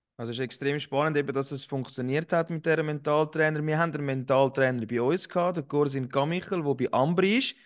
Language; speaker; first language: German; native; German